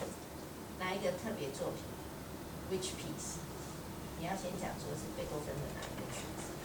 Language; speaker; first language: Chinese; native; Chinese